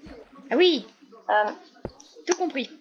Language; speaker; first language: French; native; French